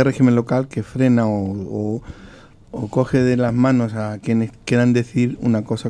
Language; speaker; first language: Spanish; native; Spanish